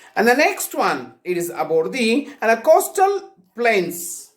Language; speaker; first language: English; non-native, local second language; Kannada